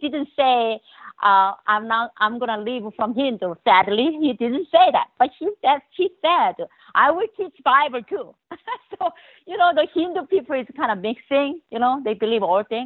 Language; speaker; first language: English; non-native, learner; Korean